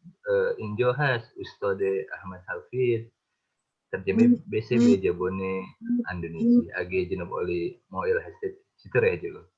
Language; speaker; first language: Persian; non-native, fluent; Indonesian